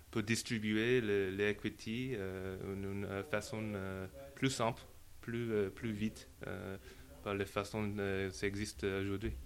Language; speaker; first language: French; non-native, learner; English